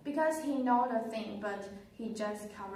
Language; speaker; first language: English; non-native, learner; Chinese